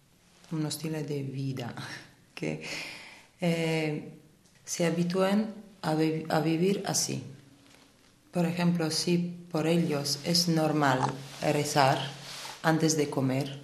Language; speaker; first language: Spanish; non-native, fluent; Armenian